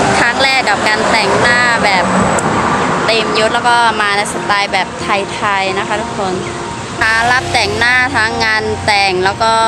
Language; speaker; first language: Thai; non-native, local second language; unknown